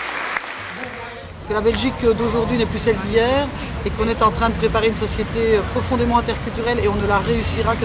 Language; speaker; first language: French; native; French